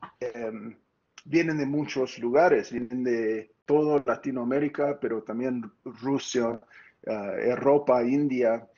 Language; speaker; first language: Spanish; early bilingual, heritage; Spanish